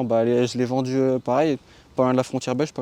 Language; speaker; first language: French; native; French